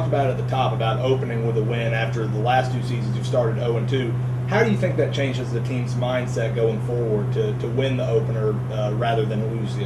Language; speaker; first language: English; native; English